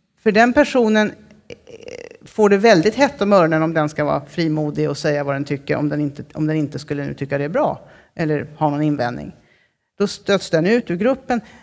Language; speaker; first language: Swedish; native; Swedish